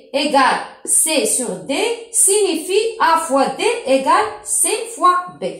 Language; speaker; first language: French; non-native, local second language; Arabic